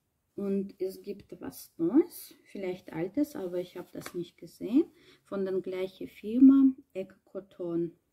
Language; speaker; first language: German; non-native, learner; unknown